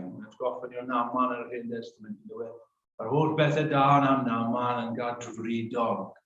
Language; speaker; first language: Welsh; native; Welsh